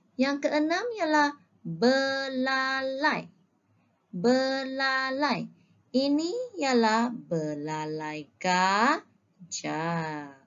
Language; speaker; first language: Malay; non-native, local second language; Chinese